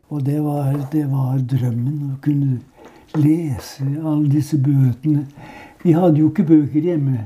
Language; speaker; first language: Norwegian; native; Norwegian